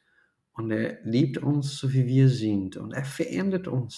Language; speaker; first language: German; non-native, fluent; Portuguese